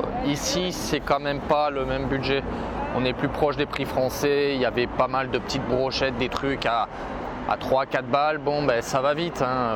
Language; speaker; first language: French; native; French